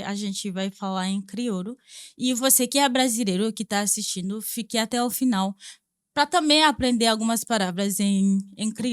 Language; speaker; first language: Portuguese; non-native, fluent; Haitian Creole